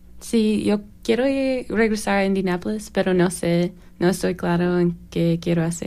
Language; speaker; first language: Spanish; non-native, learner; English